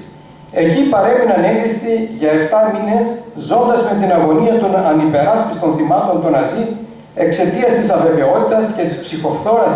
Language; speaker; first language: Greek; native; Greek